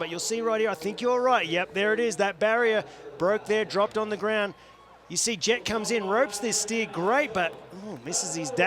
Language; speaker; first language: English; native; English